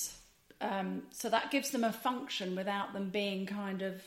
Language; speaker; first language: English; native; English